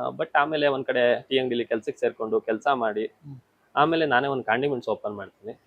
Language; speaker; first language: Kannada; native; Kannada